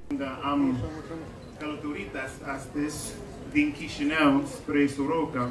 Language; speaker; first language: Romanian; non-native, fluent; English